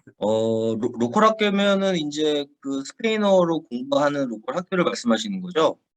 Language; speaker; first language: Korean; native; Korean